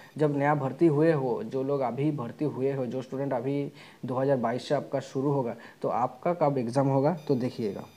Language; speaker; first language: Hindi; non-native, local second language; Bangla